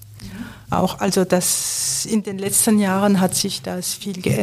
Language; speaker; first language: German; non-native, fluent; French